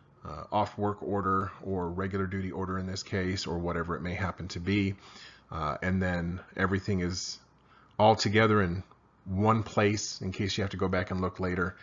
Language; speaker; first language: English; native; English